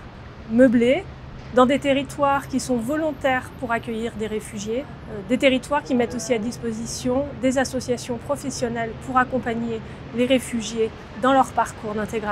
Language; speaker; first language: French; native; French